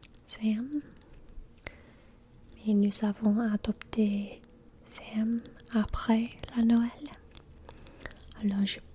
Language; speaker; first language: French; non-native, learner; English